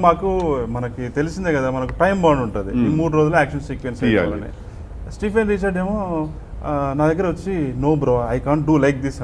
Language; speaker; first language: Telugu; native; Telugu